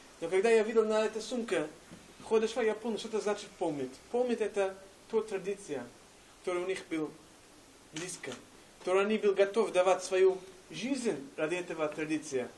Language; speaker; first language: Russian; non-native, learner; English